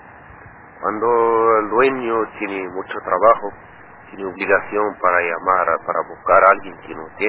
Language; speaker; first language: Spanish; non-native, learner; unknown